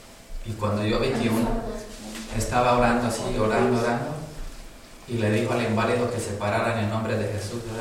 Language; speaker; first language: Spanish; native; Spanish